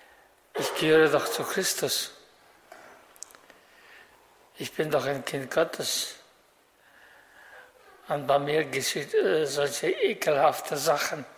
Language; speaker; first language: German; non-native, fluent; Russian